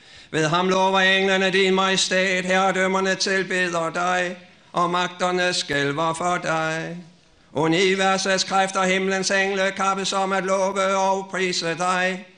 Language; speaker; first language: Danish; native; Danish